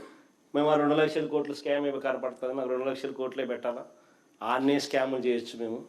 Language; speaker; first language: Telugu; native; Telugu